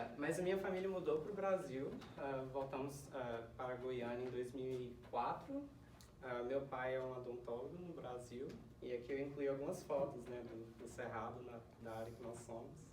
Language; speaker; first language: Portuguese; early bilingual, heritage; Portuguese